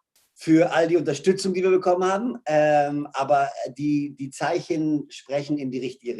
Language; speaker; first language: German; native; German